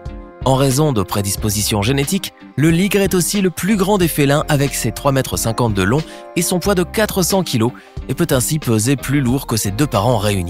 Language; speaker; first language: French; native; French